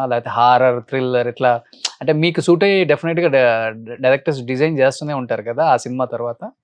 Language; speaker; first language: Telugu; native; Telugu